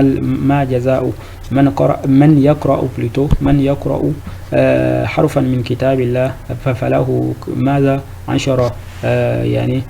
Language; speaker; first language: Arabic; non-native, fluent; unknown